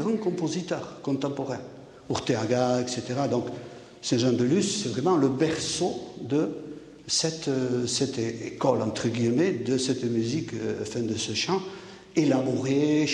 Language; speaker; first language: French; native; French